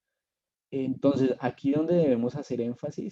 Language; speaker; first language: Spanish; native; Spanish